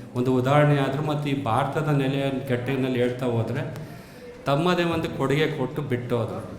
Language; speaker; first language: Kannada; native; Kannada